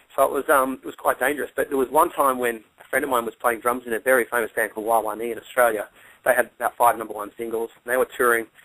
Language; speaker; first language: English; native; English